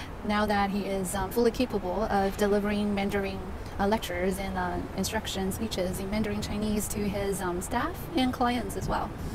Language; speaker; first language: English; non-native, fluent; Chinese